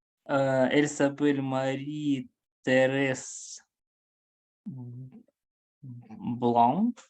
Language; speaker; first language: French; non-native, learner; Russian